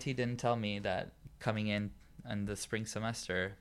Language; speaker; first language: English; non-native, fluent; Hebrew